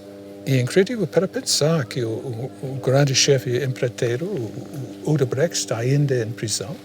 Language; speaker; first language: Portuguese; non-native, fluent; English